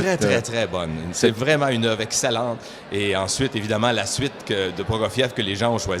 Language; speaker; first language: French; native; French